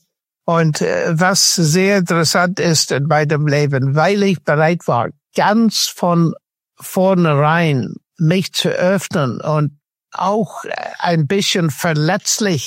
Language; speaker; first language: German; non-native, fluent; English